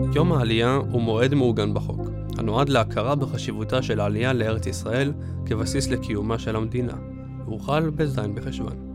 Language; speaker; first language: Hebrew; native; Hebrew